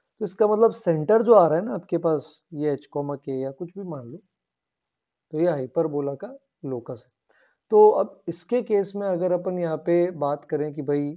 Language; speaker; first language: Hindi; native; Hindi